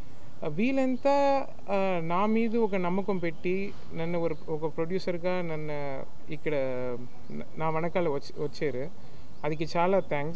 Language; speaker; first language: Telugu; non-native, learner; Tamil